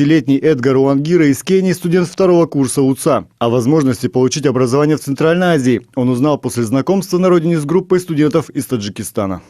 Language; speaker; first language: Russian; native; Russian